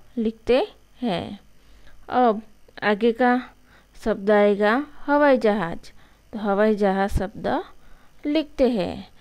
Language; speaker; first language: Hindi; non-native, local second language; Gujarati